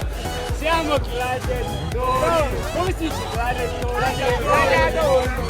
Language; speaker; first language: Italian; non-native, learner; English